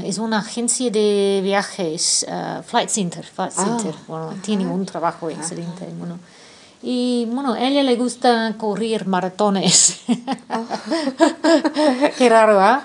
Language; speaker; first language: Spanish; non-native, fluent; English